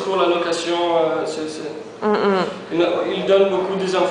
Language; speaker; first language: French; non-native, fluent; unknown